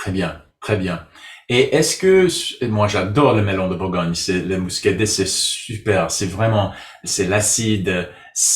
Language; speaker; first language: French; non-native, learner; English